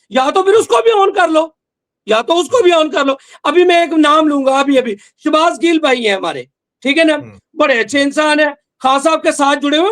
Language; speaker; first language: Urdu; non-native, local second language; Punjabi